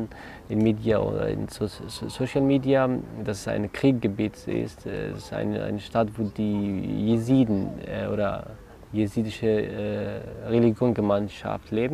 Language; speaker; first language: German; non-native, learner; Kurdish